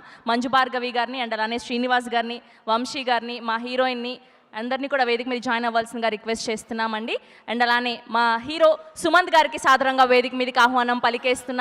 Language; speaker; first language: Telugu; native; Telugu